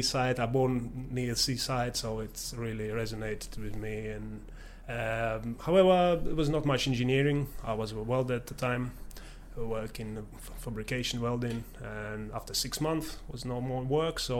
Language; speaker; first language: English; non-native, fluent; Latvian